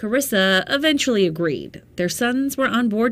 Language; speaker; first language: English; native; English